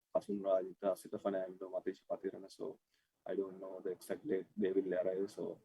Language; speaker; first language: English; non-native, local second language; Sinhala